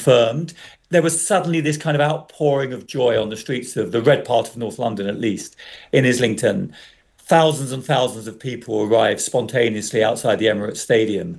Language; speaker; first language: English; native; English